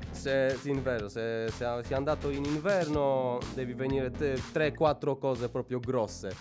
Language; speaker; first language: Italian; non-native, learner; Polish